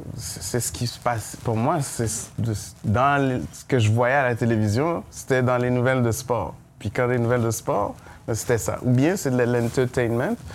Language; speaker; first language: French; early bilingual, other home language; Haitian Creole